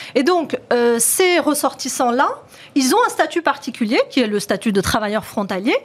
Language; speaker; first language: French; native; French